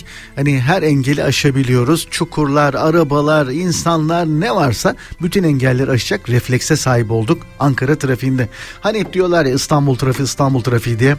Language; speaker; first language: Turkish; native; Turkish